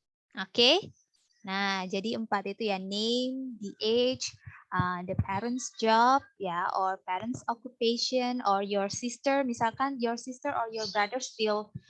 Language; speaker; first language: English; non-native, fluent; Indonesian